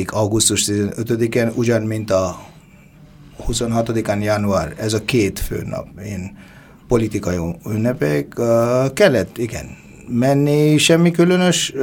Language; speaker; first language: Hungarian; non-native, fluent; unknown